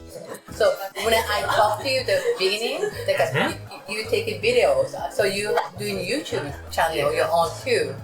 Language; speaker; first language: English; non-native, learner; Japanese